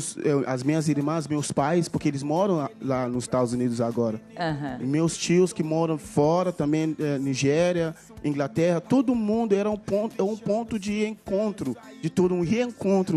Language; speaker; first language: Portuguese; non-native, fluent; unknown